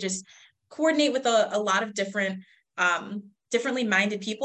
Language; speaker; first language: English; native; English